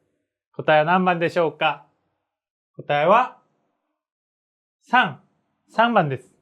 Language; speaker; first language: Japanese; non-native, fluent; Korean